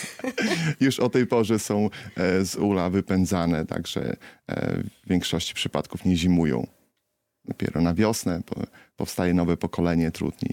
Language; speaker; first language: Polish; native; Polish